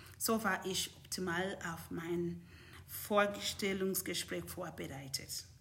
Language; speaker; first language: German; non-native, fluent; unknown